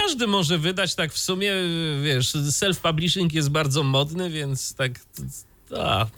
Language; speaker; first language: Polish; native; Polish